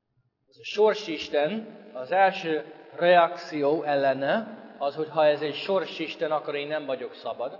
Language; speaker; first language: Hungarian; non-native, fluent; English